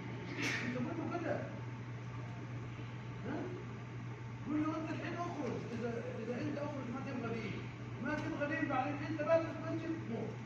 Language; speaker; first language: Arabic; non-native, learner; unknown